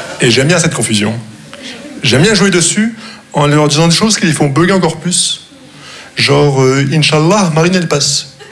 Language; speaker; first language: French; non-native, local second language; Arabic